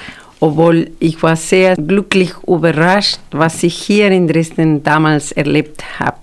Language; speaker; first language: German; non-native, fluent; Spanish